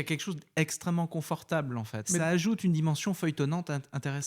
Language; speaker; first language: French; native; French